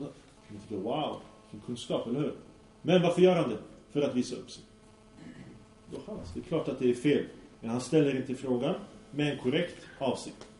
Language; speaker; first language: Swedish; early bilingual, other home language; Arabic